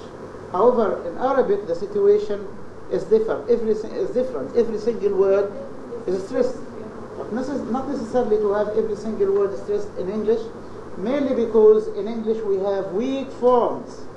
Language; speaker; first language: English; non-native, fluent; Arabic